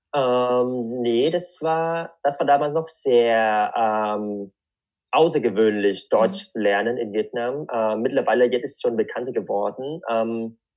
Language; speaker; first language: German; non-native, fluent; Vietnamese